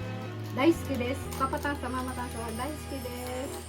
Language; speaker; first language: Japanese; non-native, fluent; Filipino